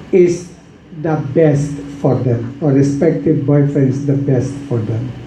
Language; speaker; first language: English; non-native, local second language; Filipino